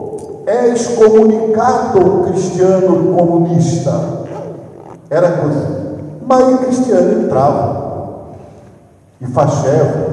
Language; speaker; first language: Italian; non-native, fluent; Portuguese